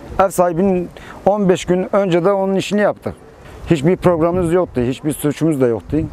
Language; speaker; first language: Turkish; non-native, local second language; Kurdish